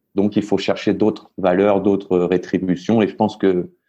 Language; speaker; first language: French; native; French